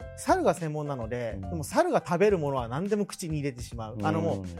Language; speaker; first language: Japanese; native; Japanese